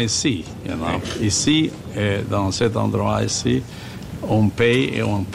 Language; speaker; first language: French; non-native, fluent; German